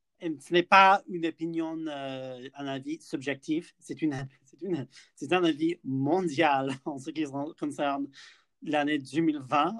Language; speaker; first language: French; non-native, learner; English